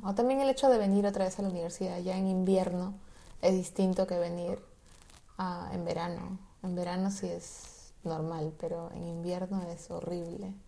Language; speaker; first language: Spanish; native; Spanish